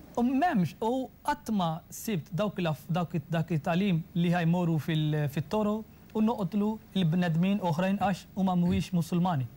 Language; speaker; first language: Maltese; non-native, fluent; Urdu